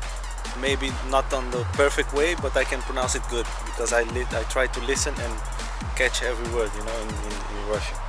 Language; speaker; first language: English; non-native, learner; Portuguese